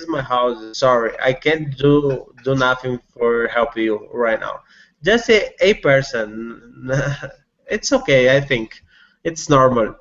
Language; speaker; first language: English; non-native, learner; Portuguese